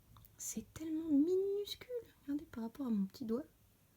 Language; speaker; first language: French; native; French